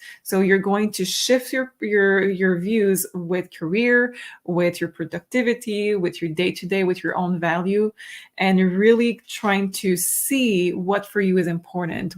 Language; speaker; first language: English; non-native, fluent; French